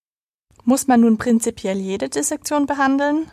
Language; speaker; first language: German; native; German